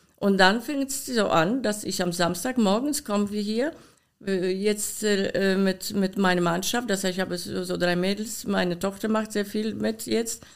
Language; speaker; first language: German; non-native, fluent; Polish